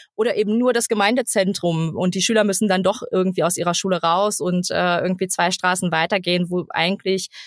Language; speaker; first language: German; native; German